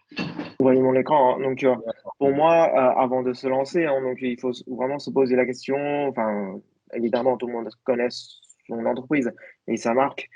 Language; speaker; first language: French; non-native, fluent; Chinese